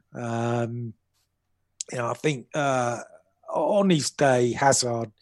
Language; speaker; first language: English; native; English